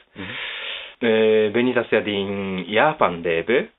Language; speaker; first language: German; non-native, fluent; Japanese